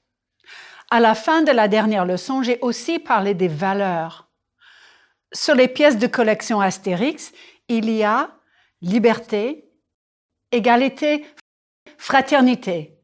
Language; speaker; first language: French; non-native, fluent; English